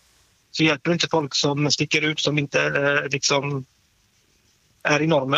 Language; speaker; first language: Swedish; native; Swedish